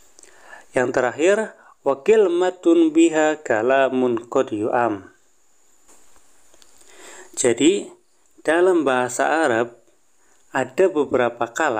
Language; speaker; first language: Indonesian; native; Indonesian